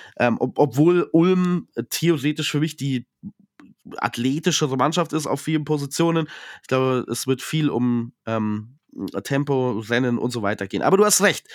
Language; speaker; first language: German; native; German